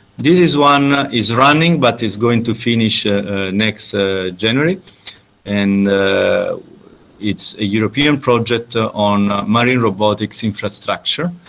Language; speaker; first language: English; non-native, fluent; Italian